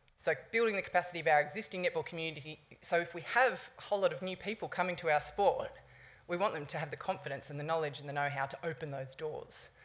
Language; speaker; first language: English; native; English